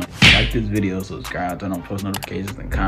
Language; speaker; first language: English; native; English